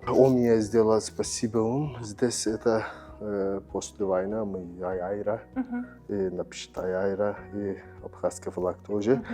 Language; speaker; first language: Russian; non-native, learner; Turkish